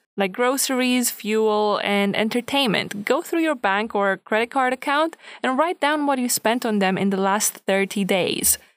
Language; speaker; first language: English; non-native, fluent; Romanian